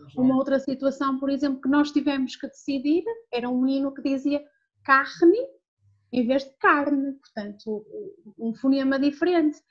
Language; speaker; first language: Portuguese; native; Portuguese